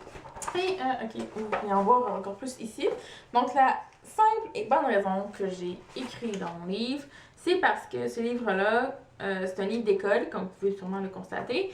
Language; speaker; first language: French; native; French